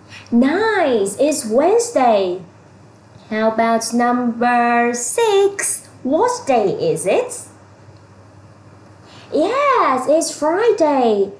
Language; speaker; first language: English; non-native, fluent; Vietnamese